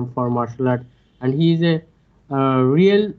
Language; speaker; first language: English; non-native, learner; Bangla